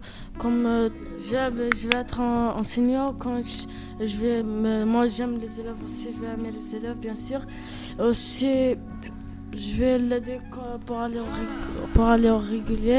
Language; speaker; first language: French; non-native, learner; Arabic